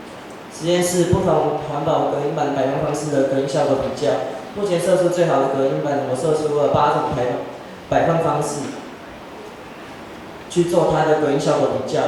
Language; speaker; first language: Chinese; native; Chinese